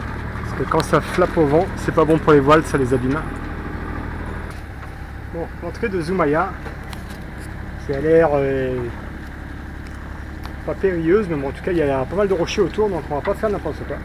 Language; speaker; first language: French; native; French